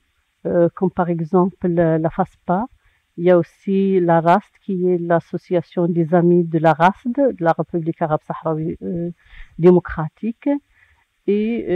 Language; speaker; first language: French; non-native, local second language; Arabic